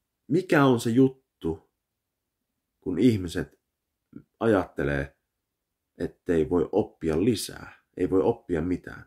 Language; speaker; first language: Finnish; early bilingual, heritage; Finnish